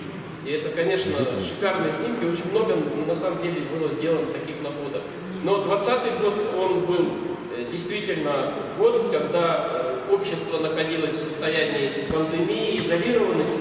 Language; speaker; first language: Russian; native; Russian